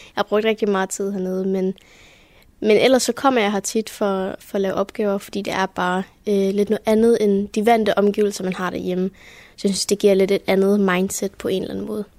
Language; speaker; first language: Danish; early bilingual, heritage; Danish